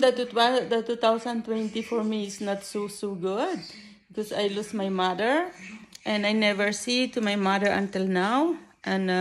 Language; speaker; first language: English; non-native, learner; Filipino